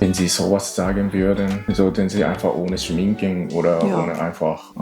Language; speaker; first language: German; non-native, learner; Japanese